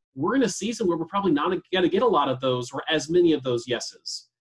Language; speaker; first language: English; native; English